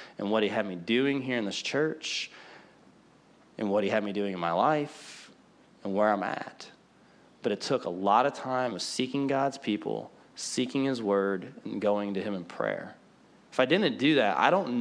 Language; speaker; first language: English; native; English